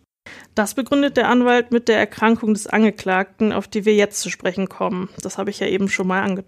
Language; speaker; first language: German; native; German